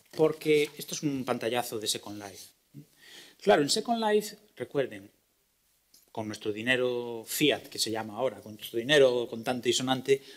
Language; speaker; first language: Spanish; native; Spanish